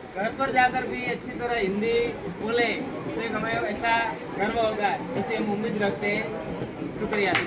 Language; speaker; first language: Hindi; non-native, local second language; Gujarati